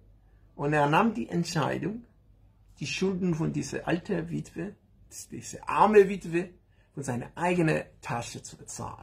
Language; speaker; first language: German; non-native, learner; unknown